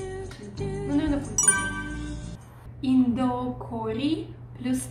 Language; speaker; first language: Russian; native; Russian